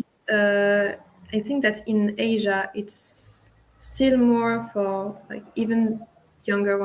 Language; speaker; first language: English; non-native, fluent; French